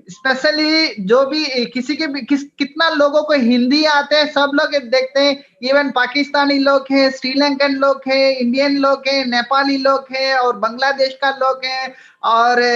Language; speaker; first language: Hindi; non-native, local second language; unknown